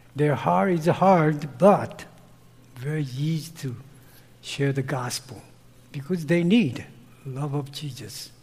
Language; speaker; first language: English; non-native, fluent; Korean